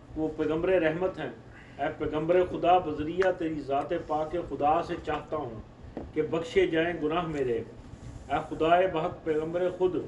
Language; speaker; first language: Urdu; non-native, local second language; Punjabi